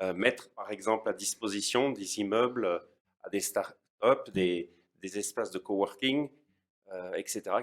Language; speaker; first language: French; native; French